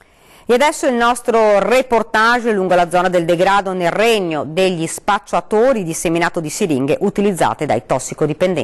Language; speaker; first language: Italian; native; Italian